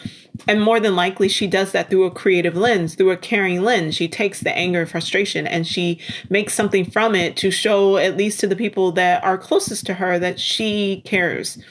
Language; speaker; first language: English; native; English